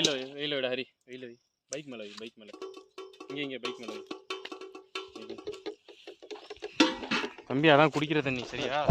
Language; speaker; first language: Tamil; native; Tamil